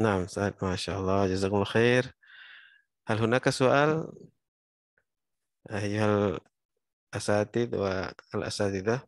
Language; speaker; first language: Arabic; non-native, fluent; Indonesian